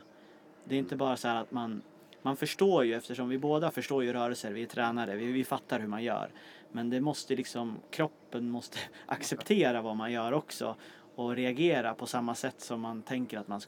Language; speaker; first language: Swedish; native; Swedish